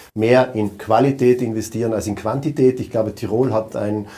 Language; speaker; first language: German; native; German